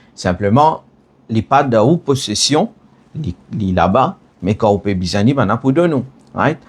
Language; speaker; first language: French; non-native, learner; Morisyen